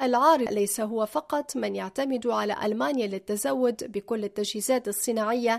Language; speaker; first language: Arabic; native; Arabic